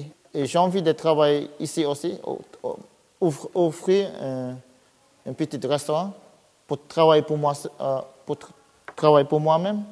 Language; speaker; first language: French; non-native, learner; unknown